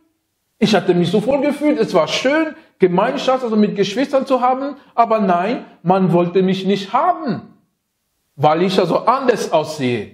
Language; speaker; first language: German; non-native, fluent; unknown